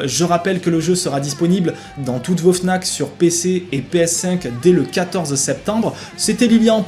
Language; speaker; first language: French; native; French